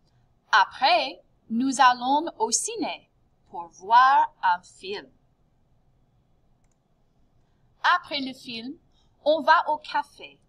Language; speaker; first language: French; non-native, fluent; English